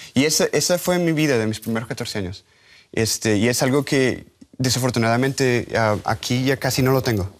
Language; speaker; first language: Spanish; native; Spanish